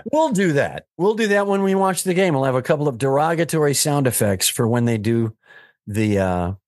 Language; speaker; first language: English; native; English